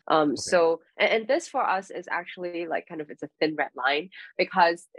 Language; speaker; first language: English; non-native, local second language; Cantonese